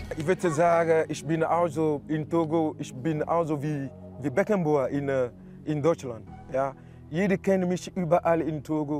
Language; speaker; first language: German; non-native, learner; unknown